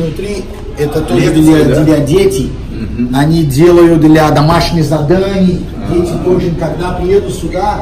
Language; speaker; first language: Russian; non-native, learner; Portuguese